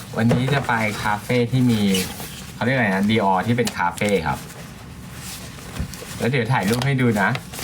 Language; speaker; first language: Thai; native; Thai